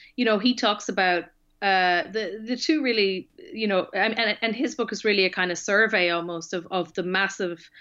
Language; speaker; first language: English; native; English